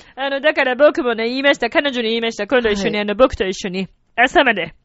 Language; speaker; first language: Japanese; non-native, fluent; Italian